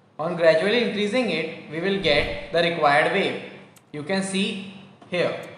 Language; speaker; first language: English; non-native, local second language; Hindi